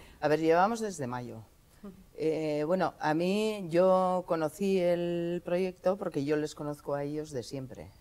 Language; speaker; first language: Spanish; native; Spanish